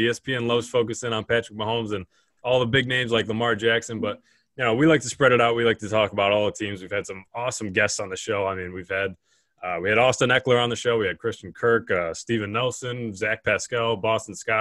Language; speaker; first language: English; native; English